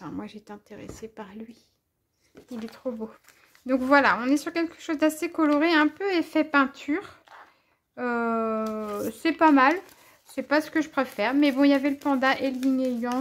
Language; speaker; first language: French; native; French